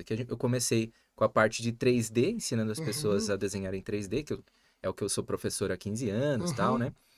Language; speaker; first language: Portuguese; native; Portuguese